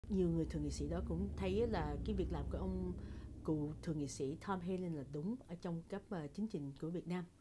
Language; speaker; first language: Vietnamese; early bilingual, heritage; Vietnamese